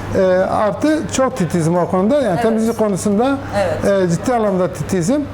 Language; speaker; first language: Turkish; native; Turkish